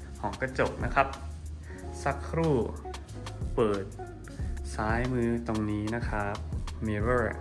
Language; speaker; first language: Thai; non-native, fluent; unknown